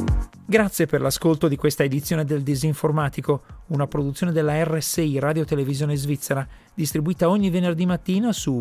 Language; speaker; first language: Italian; native; Italian